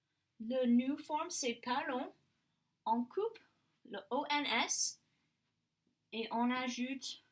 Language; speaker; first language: French; non-native, fluent; English